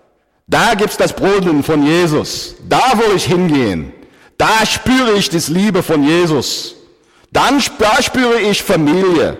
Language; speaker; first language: German; non-native, fluent; English